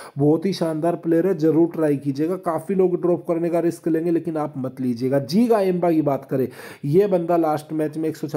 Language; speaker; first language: Hindi; native; Hindi